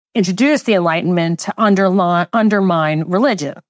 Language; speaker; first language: English; native; English